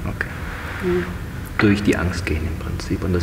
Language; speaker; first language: German; native; German